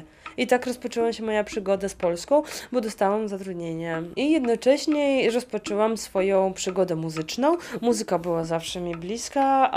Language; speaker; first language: Polish; non-native, fluent; Russian